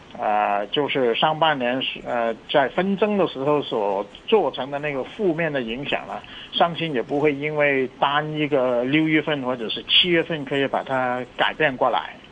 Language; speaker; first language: Chinese; non-native, local second language; Cantonese